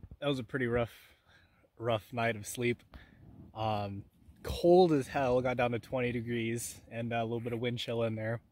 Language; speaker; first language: English; native; English